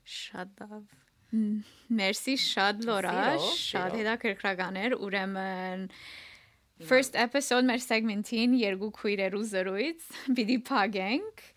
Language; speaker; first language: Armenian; early bilingual, heritage; Armenian